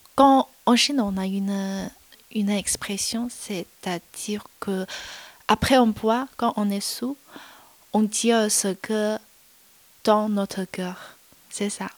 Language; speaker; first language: French; non-native, fluent; Chinese